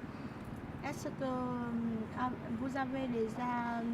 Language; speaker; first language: French; non-native, learner; Vietnamese